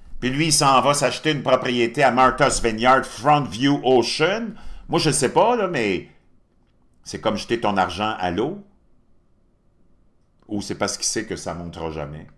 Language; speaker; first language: French; native; French